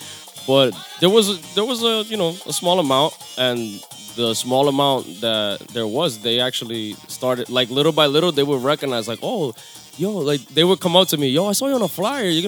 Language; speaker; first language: English; native; English